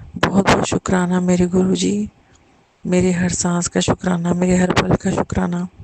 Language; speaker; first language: Hindi; native; Hindi